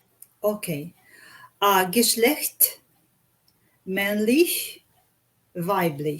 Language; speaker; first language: German; non-native, learner; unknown